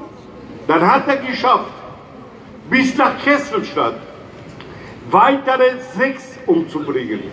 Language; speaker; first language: German; non-native, fluent; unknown